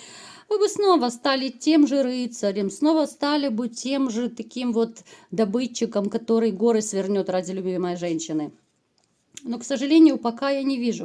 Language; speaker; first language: Russian; native; Russian